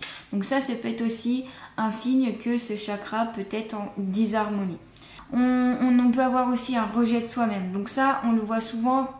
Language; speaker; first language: French; native; French